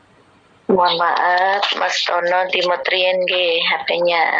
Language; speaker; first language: Indonesian; native; Indonesian